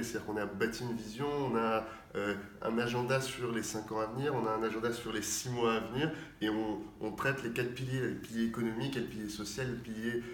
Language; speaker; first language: French; native; French